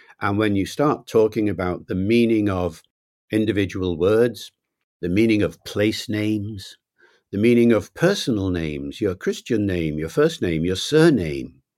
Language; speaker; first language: English; native; English